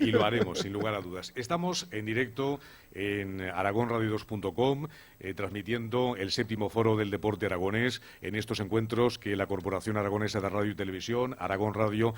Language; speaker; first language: Spanish; native; Spanish